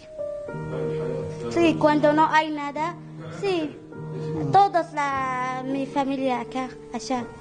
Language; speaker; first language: Spanish; non-native, learner; Arabic